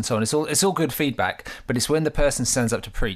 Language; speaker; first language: English; native; English